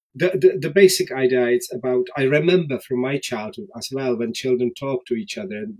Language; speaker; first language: English; non-native, fluent; Czech